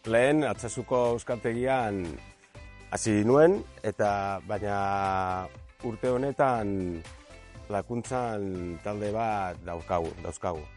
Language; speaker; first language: Basque; non-native, local second language; Spanish